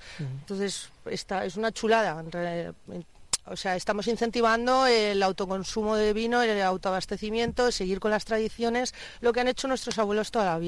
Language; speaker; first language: Spanish; native; Spanish